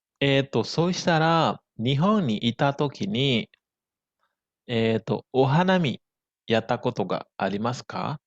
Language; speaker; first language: Japanese; non-native, fluent; Indonesian